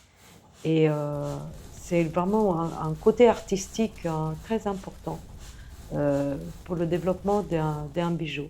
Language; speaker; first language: French; non-native, fluent; Italian